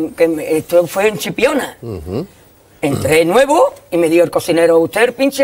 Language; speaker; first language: Spanish; native; Spanish